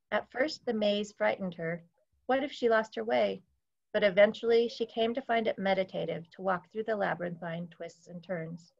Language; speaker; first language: English; native; English